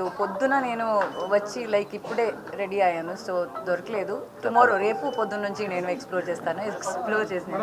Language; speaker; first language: Telugu; non-native, local second language; Malayalam